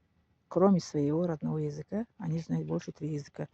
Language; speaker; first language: Russian; non-native, local second language; Tajik